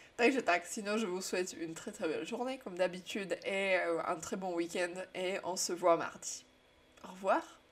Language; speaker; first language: French; non-native, fluent; Czech